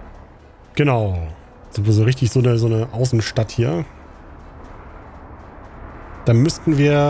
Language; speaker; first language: German; native; German